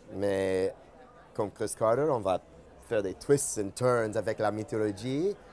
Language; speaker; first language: French; non-native, fluent; English